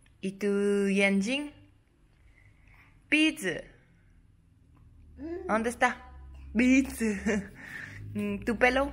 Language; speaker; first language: Spanish; early bilingual, heritage; English